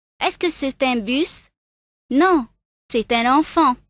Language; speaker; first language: French; non-native, fluent; Arabic